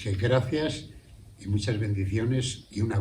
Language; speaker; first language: Spanish; native; Spanish